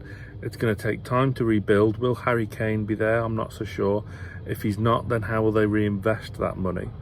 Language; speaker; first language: English; native; English